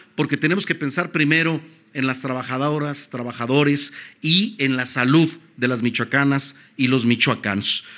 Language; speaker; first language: Spanish; native; Spanish